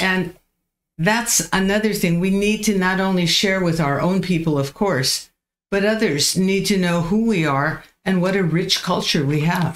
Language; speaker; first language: English; native; English